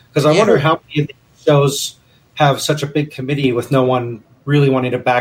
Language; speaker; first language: English; native; English